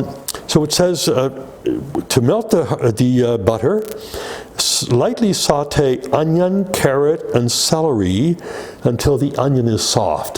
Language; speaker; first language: English; native; English